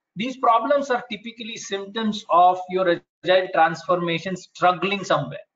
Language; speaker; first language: English; non-native, local second language; Marathi